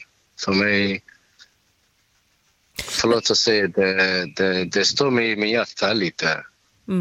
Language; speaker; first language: Swedish; non-native, learner; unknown